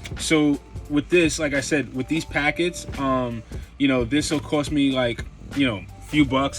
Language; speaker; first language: English; native; English